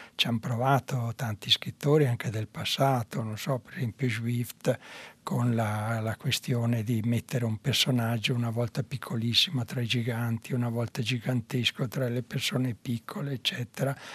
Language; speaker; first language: Italian; native; Italian